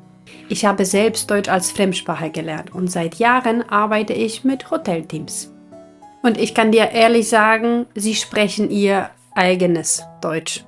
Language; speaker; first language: German; non-native, fluent; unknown